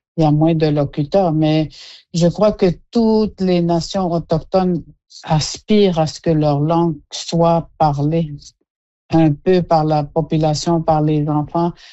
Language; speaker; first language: French; non-native, local second language; Innu-aimun